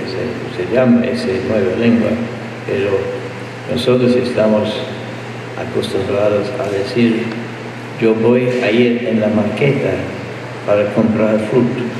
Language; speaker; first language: Spanish; non-native, fluent; English